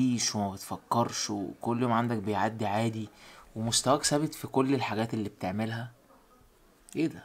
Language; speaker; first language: Arabic; native; Arabic